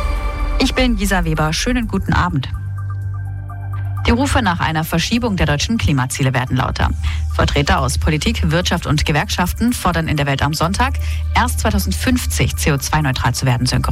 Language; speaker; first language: German; native; German